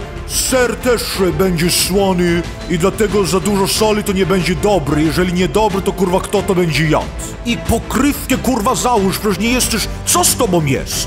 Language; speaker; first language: Polish; early bilingual, heritage; Polish